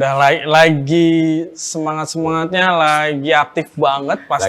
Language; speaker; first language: Indonesian; native; Indonesian